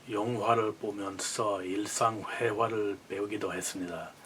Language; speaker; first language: Korean; non-native, fluent; English